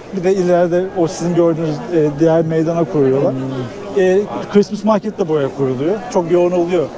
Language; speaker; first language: Turkish; native; Turkish